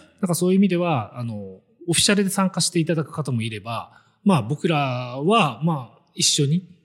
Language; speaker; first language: Japanese; native; Japanese